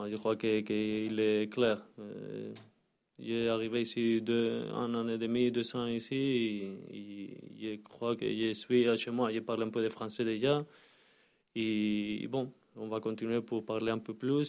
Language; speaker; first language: French; non-native, learner; Spanish